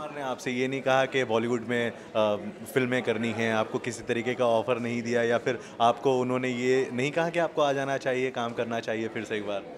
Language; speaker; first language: Hindi; native; Hindi